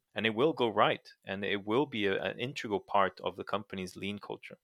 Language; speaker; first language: English; non-native, fluent; Portuguese